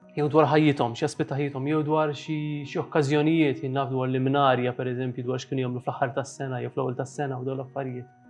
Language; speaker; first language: Maltese; native; Maltese